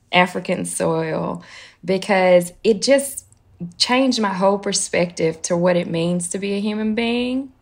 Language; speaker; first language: English; native; English